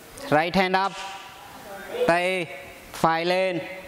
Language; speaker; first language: Vietnamese; non-native, learner; Hindi